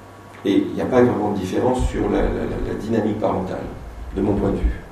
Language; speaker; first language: French; native; French